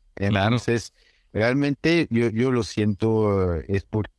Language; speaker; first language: Spanish; non-native, fluent; French